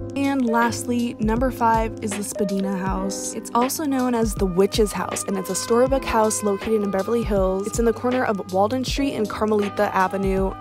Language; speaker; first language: English; native; English